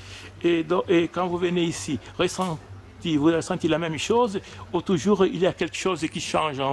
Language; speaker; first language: French; native; French